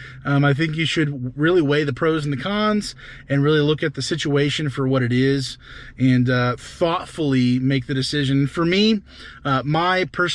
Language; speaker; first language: English; native; English